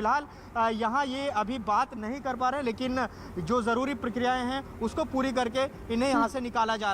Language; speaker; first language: Hindi; native; Hindi